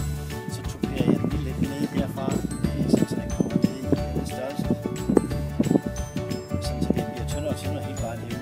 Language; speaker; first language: Danish; native; Danish